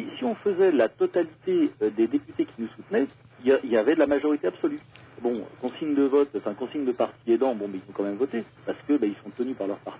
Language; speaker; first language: French; native; French